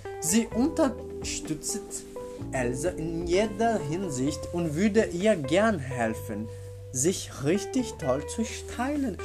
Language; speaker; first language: German; non-native, learner; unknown